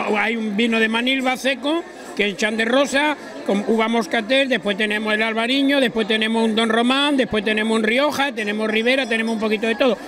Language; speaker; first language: Spanish; native; Spanish